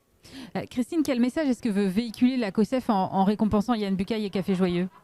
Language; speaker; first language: French; native; French